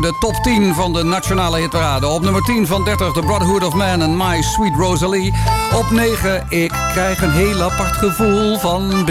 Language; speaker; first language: Dutch; native; Dutch